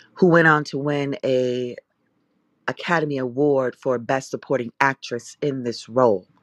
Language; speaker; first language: English; native; English